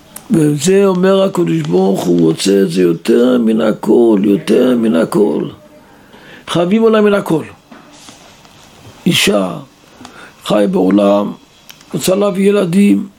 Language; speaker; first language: Hebrew; non-native, local second language; Yiddish